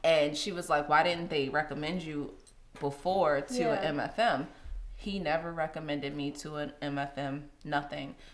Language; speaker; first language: English; native; English